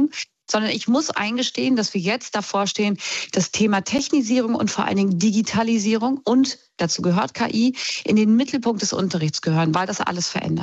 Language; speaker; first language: German; native; German